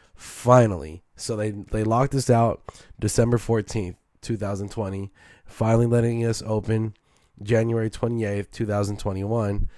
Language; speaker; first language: English; native; English